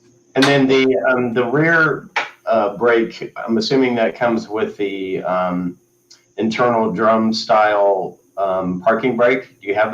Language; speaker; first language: English; native; English